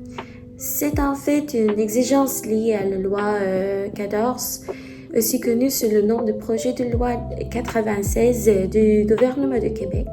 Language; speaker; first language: French; non-native, learner; Filipino